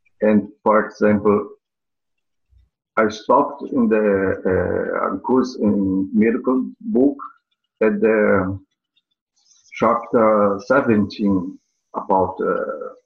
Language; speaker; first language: English; non-native, learner; Portuguese